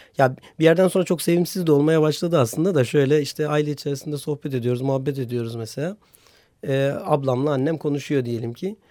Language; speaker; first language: Turkish; non-native, local second language; Armenian